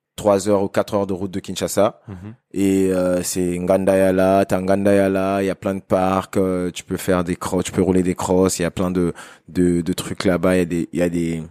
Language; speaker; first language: French; non-native, local second language; Lingala